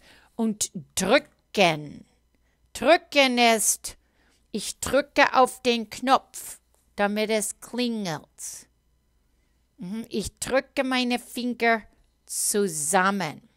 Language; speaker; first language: German; non-native, fluent; English